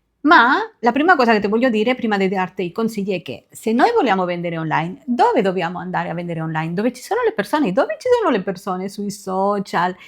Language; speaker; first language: Italian; non-native, fluent; Spanish